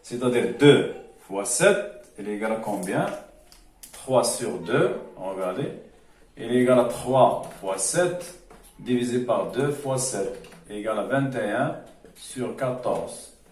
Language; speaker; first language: French; non-native, local second language; Arabic